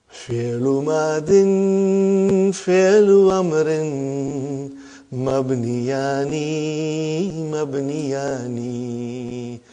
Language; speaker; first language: Arabic; non-native, fluent; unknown